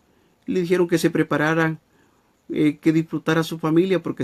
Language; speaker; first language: Spanish; native; Spanish